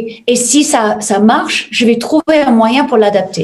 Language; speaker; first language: French; non-native, fluent; English